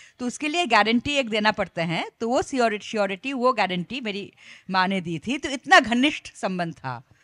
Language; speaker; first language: Hindi; non-native, local second language; Bangla